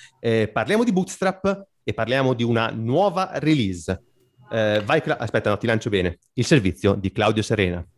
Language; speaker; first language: Italian; native; Italian